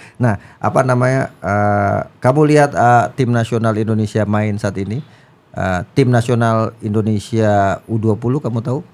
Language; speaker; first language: Indonesian; native; Indonesian